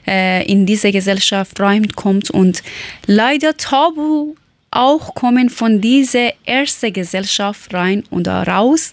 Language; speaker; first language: German; non-native, learner; Persian